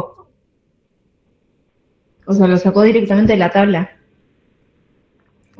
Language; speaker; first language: Spanish; native; Spanish